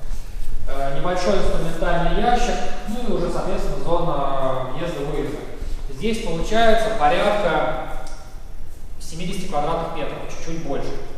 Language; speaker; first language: Russian; native; Russian